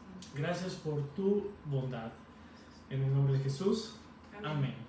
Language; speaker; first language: Spanish; native; Spanish